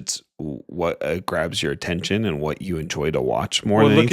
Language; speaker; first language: English; native; English